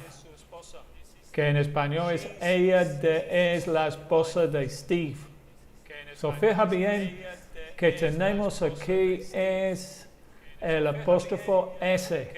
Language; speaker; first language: Spanish; non-native, fluent; English